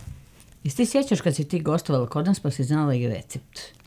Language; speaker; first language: Croatian; native; Croatian